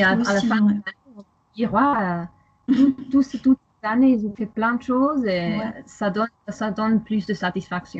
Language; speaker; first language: French; non-native, fluent; German